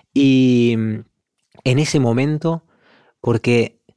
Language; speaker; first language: Spanish; native; Spanish